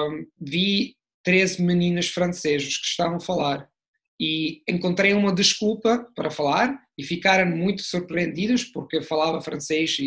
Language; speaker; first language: Portuguese; non-native, fluent; Italian